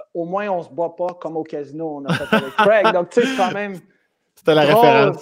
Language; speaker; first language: French; non-native, local second language; English